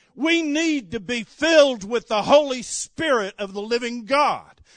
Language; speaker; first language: English; native; English